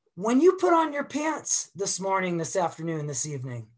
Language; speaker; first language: English; native; English